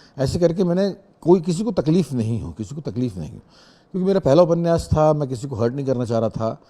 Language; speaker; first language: Hindi; native; Hindi